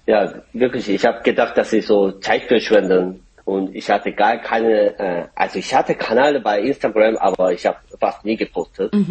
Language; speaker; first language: German; non-native, fluent; Korean